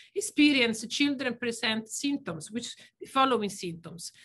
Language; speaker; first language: English; non-native, fluent; Italian